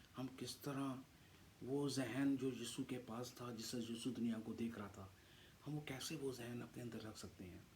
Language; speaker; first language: Urdu; native; Urdu